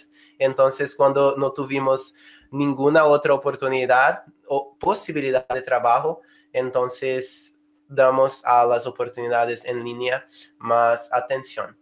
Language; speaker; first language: Spanish; non-native, fluent; Portuguese